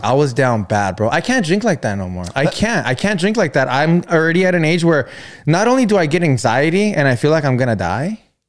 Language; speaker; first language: English; early bilingual, other home language; Spanish